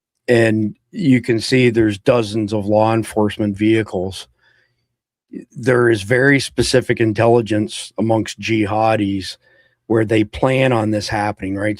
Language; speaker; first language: English; native; English